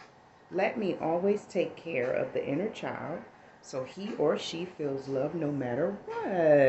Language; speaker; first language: English; native; English